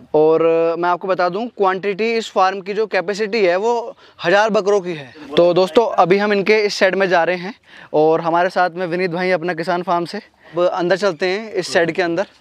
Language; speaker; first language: Hindi; native; Hindi